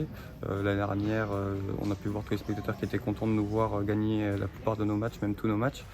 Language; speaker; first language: French; native; French